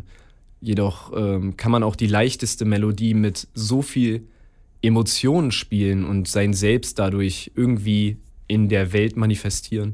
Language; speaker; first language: German; native; German